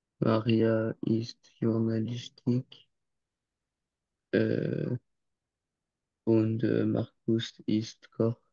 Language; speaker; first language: German; non-native, learner; French